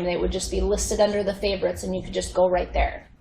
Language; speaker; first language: English; native; English